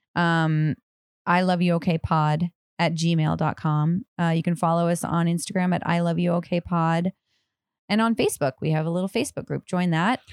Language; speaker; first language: English; native; English